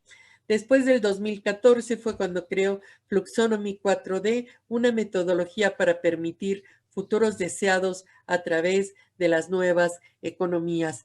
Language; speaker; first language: Spanish; native; Spanish